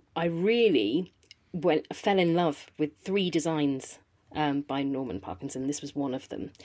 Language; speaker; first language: English; native; English